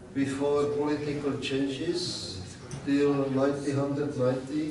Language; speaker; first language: English; non-native, learner; Czech